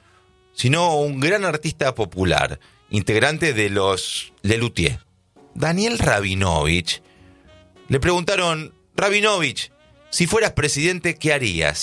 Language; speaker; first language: Spanish; native; Spanish